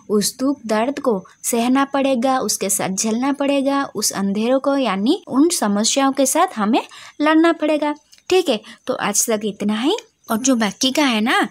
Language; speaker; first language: Hindi; non-native, local second language; Odia